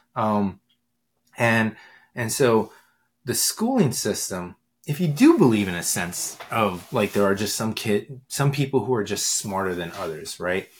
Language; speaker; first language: English; native; English